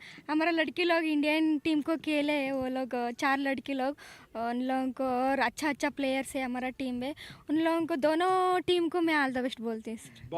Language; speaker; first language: Hindi; non-native, local second language; Odia